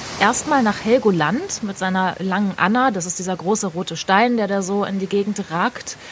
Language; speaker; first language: German; native; German